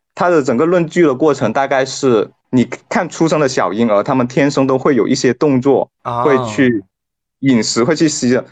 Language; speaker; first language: Chinese; non-native, local second language; Cantonese